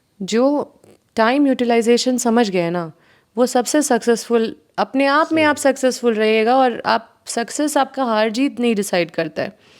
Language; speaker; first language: Hindi; native; Hindi